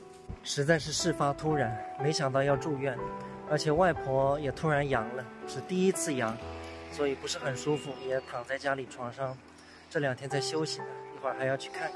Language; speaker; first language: Chinese; non-native, local second language; Wu Chinese